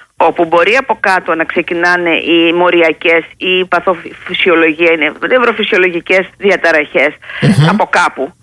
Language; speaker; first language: Greek; native; Greek